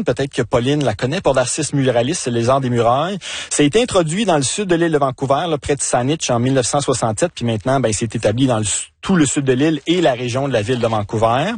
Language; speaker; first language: French; native; French